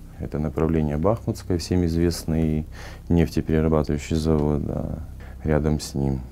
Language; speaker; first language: Russian; native; Russian